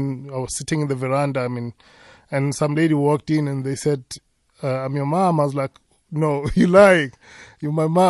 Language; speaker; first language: English; non-native, local second language; Zulu